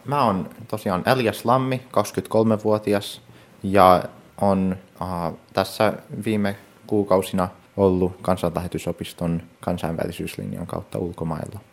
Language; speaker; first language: Finnish; early bilingual, heritage; Finnish